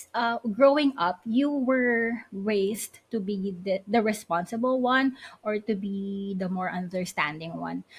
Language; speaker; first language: English; non-native, local second language; Filipino